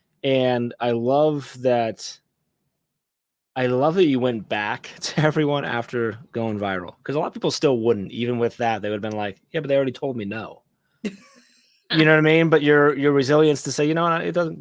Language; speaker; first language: English; native; English